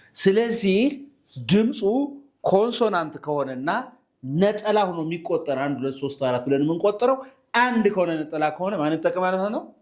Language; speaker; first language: Amharic; native; Amharic